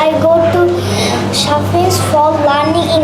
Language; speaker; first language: English; non-native, learner; Bangla